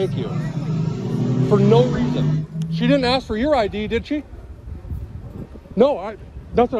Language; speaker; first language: English; native; English